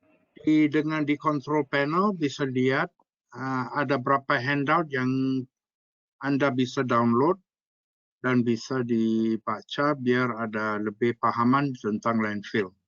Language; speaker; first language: Indonesian; non-native, fluent; English